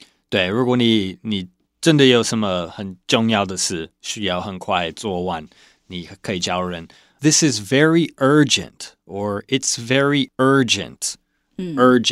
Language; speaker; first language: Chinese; non-native, fluent; English